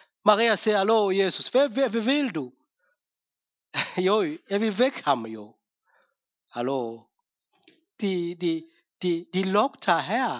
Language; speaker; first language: Danish; non-native, fluent; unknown